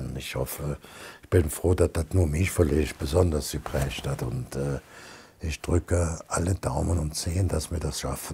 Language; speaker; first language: German; native; German